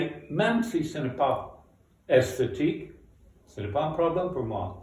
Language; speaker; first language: French; non-native, fluent; English